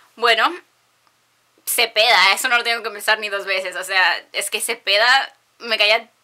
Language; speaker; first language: Spanish; early bilingual, heritage; Spanish